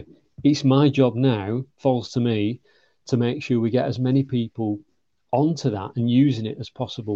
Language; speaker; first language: English; native; English